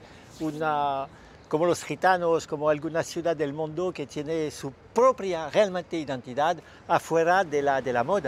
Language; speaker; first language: Spanish; non-native, fluent; French